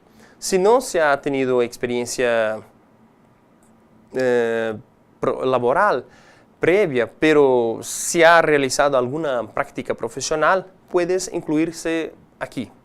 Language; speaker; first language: Spanish; non-native, fluent; Portuguese